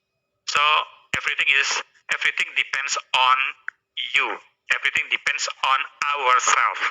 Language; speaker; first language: English; non-native, fluent; Indonesian